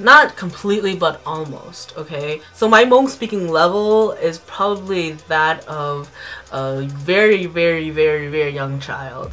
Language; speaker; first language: English; early bilingual, other home language; Hmong